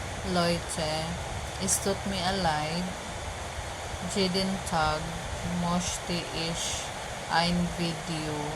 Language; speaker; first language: German; non-native, learner; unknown